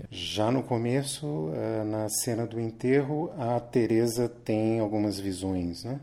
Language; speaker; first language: Portuguese; native; Portuguese